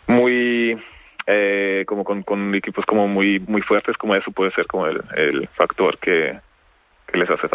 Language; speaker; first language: Spanish; non-native, fluent; German